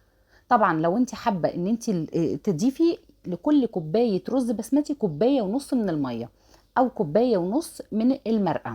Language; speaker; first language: Arabic; native; Arabic